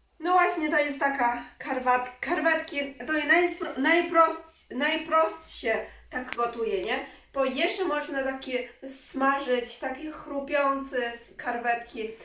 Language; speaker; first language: Polish; non-native, learner; Chinese